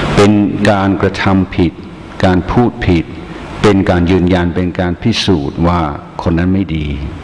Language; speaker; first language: Thai; non-native, fluent; English